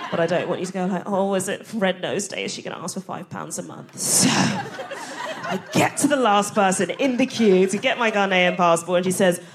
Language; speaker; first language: English; early bilingual, other home language; Akan